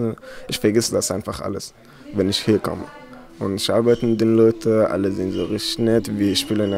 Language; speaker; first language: German; non-native, fluent; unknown